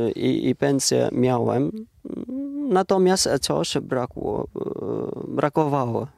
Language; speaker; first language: Polish; non-native, learner; Vietnamese